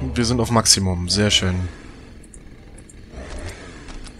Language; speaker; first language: German; native; German